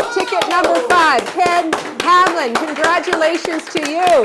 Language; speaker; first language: English; native; English